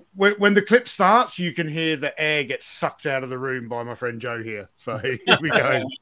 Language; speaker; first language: English; native; English